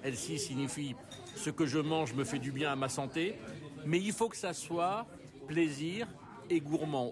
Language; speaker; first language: French; native; French